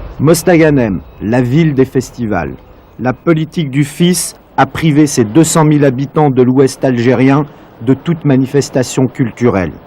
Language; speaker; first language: French; native; French